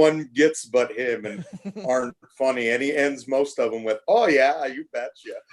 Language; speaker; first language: English; native; English